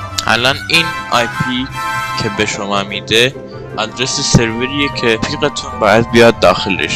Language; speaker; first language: Persian; native; Persian